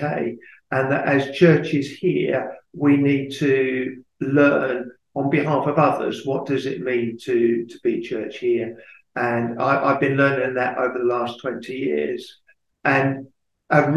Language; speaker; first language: English; native; English